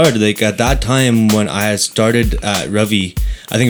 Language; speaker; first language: English; native; English